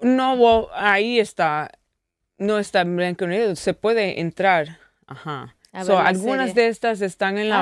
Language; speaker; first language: Spanish; early bilingual, heritage; English